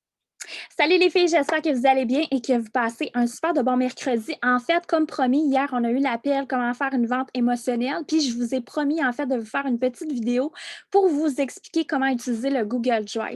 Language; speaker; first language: French; native; French